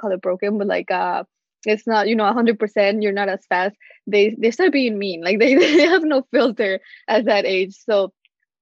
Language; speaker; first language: English; early bilingual, other home language; Spanish